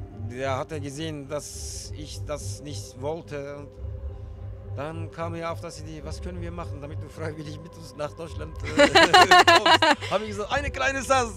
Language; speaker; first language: German; early bilingual, other home language; Turkish